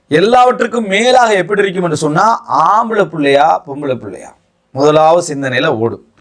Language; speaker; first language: Tamil; native; Tamil